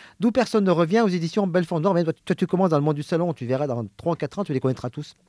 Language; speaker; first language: French; native; French